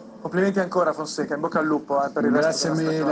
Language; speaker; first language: Italian; native; Italian